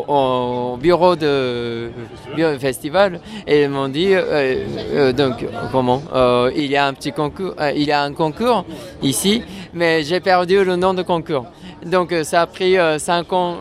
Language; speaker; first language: French; non-native, fluent; Japanese